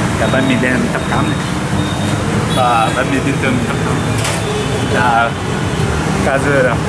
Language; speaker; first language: Vietnamese; non-native, learner; Japanese